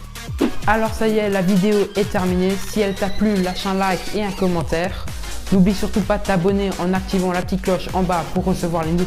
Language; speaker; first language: French; native; French